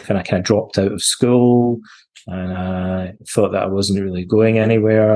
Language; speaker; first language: English; native; English